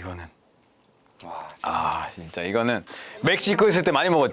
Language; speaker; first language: Korean; non-native, fluent; Spanish